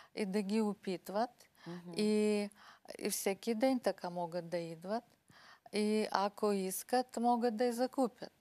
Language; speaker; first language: Bulgarian; non-native, learner; Ukrainian